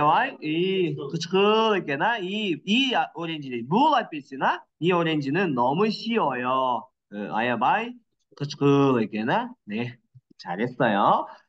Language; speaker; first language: Korean; non-native, learner; Kyrgyz